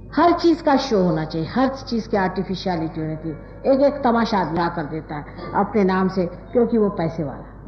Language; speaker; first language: Hindi; non-native, local second language; Marathi